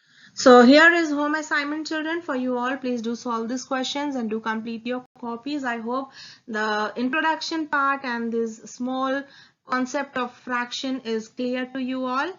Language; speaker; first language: English; non-native, local second language; Hindi